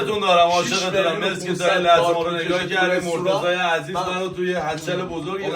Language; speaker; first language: Persian; native; Persian